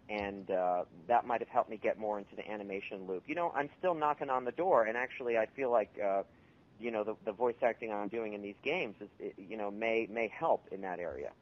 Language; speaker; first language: English; native; English